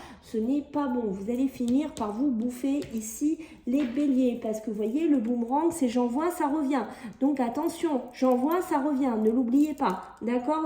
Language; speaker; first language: French; native; French